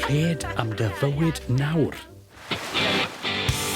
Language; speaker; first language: Welsh; native; Welsh